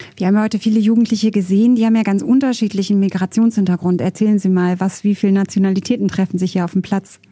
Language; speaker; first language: German; native; German